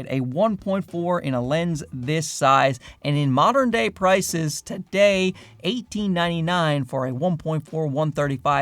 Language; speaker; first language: English; native; English